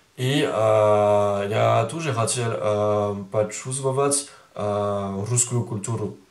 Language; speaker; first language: Russian; non-native, learner; French